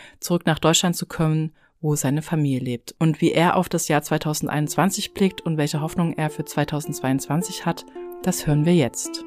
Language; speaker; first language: German; native; German